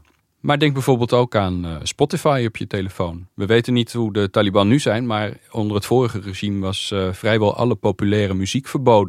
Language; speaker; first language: Dutch; native; Dutch